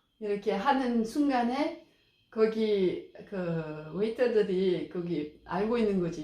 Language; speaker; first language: Korean; non-native, learner; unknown